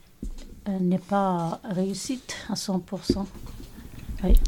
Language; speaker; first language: French; non-native, local second language; Arabic